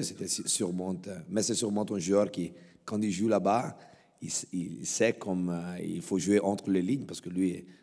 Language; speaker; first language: French; non-native, local second language; Italian